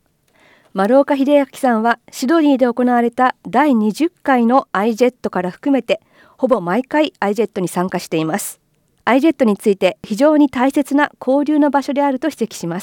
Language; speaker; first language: Japanese; native; Japanese